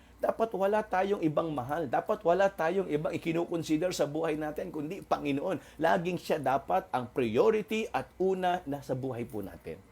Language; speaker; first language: Filipino; non-native, local second language; Waray